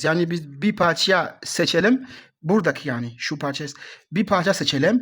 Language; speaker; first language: Turkish; non-native, learner; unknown